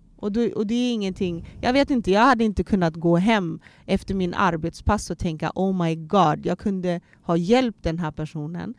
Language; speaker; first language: Swedish; early bilingual, other home language; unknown